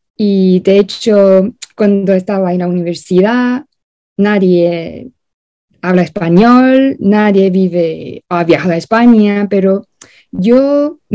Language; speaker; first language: Spanish; non-native, fluent; Chinese